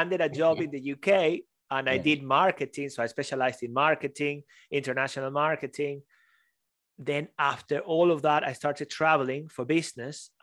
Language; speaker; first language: English; non-native, fluent; Spanish